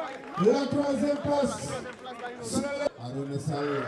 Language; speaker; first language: French; non-native, local second language; Wolof